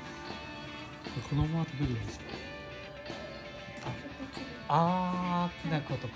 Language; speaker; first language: Japanese; non-native, fluent; Chinese